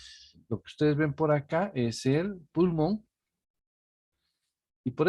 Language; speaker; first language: Spanish; native; Spanish